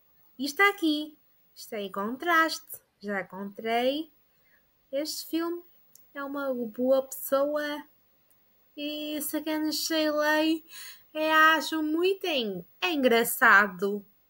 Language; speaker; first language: Portuguese; non-native, learner; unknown